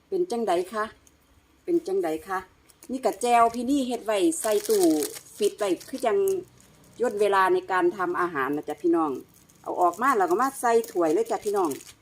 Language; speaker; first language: Thai; native; Thai